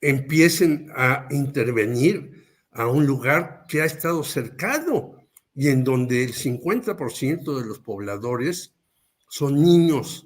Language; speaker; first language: Spanish; native; Spanish